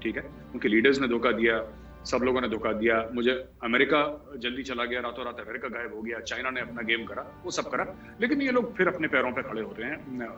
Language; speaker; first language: Hindi; native; Hindi